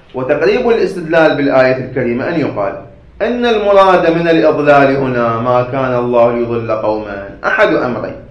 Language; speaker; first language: Arabic; native; Arabic